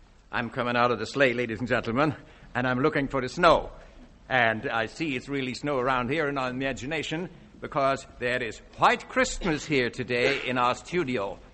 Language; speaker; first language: English; non-native, fluent; Dutch